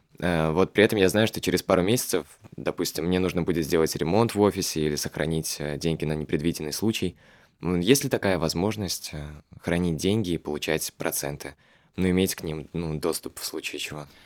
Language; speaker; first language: Russian; native; Russian